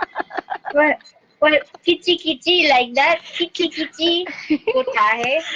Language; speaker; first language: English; non-native, local second language; Filipino